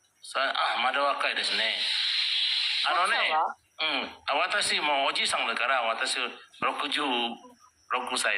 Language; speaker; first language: Japanese; non-native, learner; Indonesian